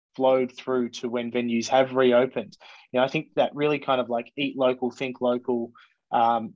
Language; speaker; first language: English; native; English